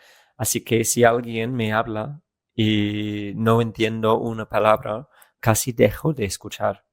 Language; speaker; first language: Spanish; non-native, fluent; English